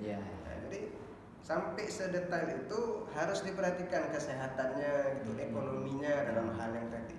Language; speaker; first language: Indonesian; native; Indonesian